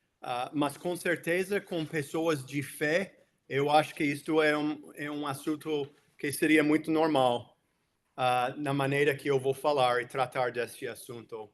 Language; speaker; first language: Portuguese; non-native, fluent; English